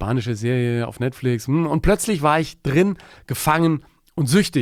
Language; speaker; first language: German; native; German